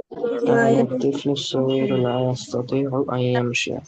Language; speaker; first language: Arabic; non-native, learner; Bangla